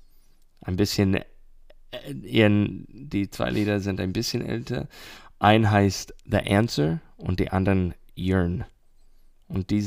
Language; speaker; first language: German; non-native, learner; English